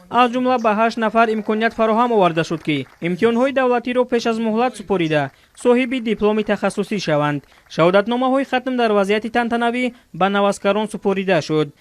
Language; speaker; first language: Tajik; native; Tajik